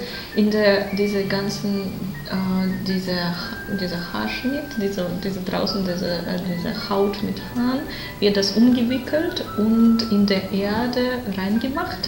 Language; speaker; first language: German; non-native, learner; Russian